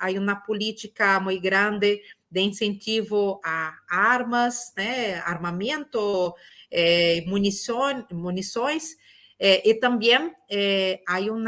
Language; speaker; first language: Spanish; non-native, fluent; Portuguese